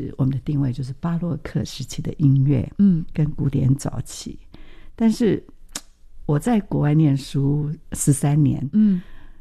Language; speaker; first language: Chinese; native; Chinese